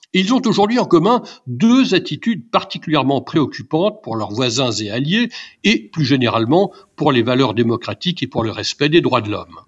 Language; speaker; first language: French; native; French